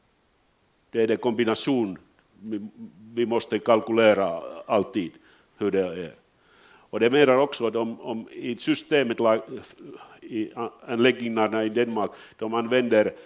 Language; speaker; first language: Swedish; non-native, learner; Finnish